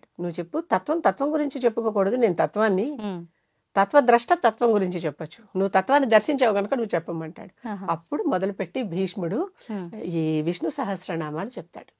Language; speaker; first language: Telugu; native; Telugu